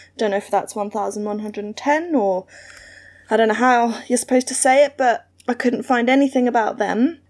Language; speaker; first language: English; native; English